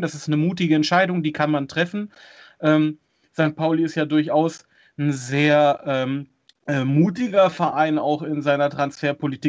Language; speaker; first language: German; native; German